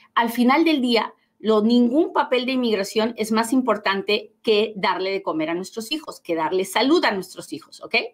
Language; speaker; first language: Spanish; native; Spanish